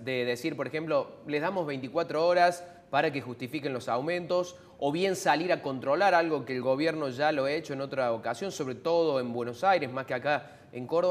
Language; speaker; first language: Spanish; native; Spanish